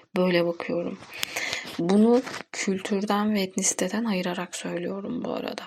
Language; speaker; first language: Turkish; non-native, local second language; Kurdish